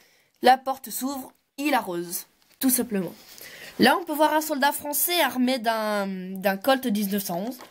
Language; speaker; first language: French; native; French